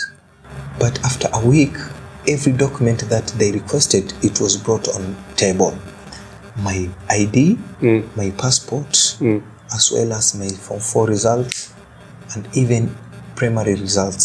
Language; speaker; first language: English; non-native, local second language; Swahili